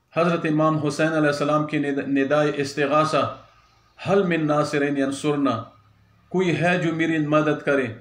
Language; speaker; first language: Urdu; non-native, local second language; Pashto